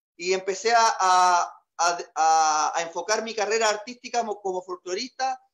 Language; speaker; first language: Spanish; native; Spanish